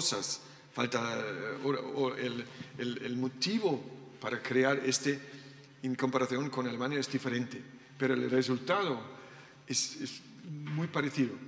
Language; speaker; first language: Spanish; non-native, learner; German